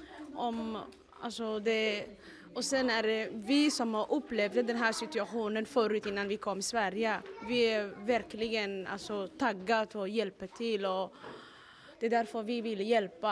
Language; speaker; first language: Swedish; non-native, fluent; Somali